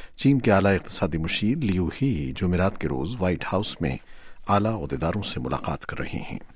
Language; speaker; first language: Urdu; native; Urdu